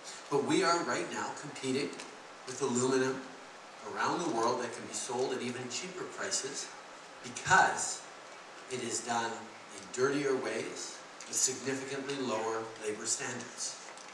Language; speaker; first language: English; early bilingual, other home language; French